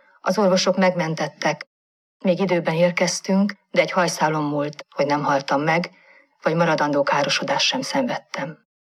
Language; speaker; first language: Hungarian; native; Hungarian